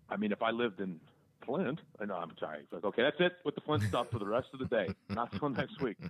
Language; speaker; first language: English; native; English